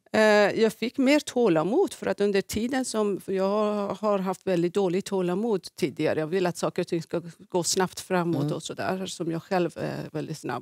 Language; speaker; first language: Swedish; non-native, fluent; Persian